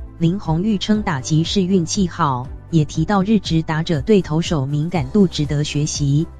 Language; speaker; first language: Chinese; native; Chinese